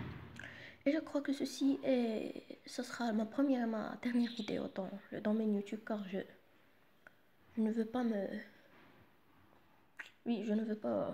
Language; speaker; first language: French; non-native, local second language; Arabic